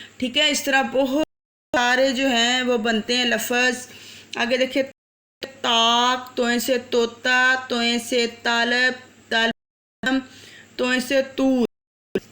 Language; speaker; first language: Urdu; native; Urdu